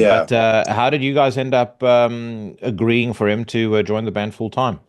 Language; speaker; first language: English; native; English